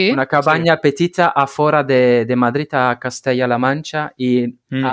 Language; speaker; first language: Catalan; non-native, learner; Dutch